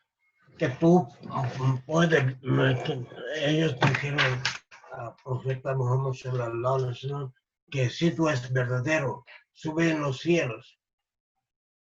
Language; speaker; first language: Spanish; non-native, fluent; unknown